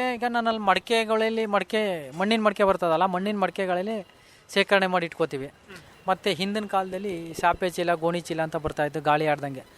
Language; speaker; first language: Kannada; native; Kannada